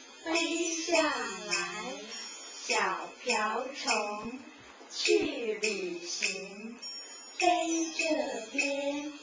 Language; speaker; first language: Chinese; native; Chinese